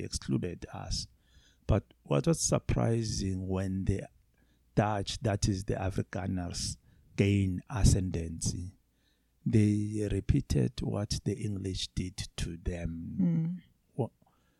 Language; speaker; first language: English; non-native, local second language; Zulu